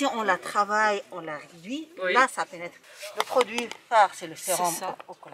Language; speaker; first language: French; native; French